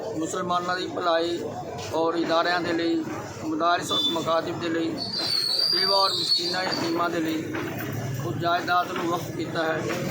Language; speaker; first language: Urdu; non-native, local second language; Punjabi